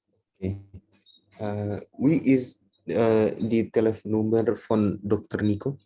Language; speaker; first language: German; non-native, learner; Indonesian